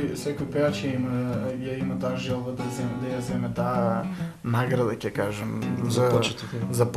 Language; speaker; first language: Macedonian; native; Macedonian